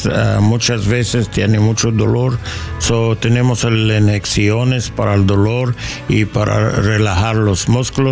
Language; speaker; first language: Spanish; non-native, learner; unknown